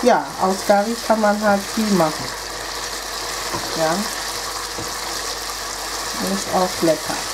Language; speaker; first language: German; non-native, fluent; Akan